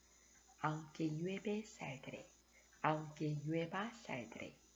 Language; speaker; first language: Spanish; non-native, fluent; Korean